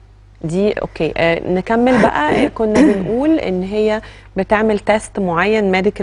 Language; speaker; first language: Arabic; native; Arabic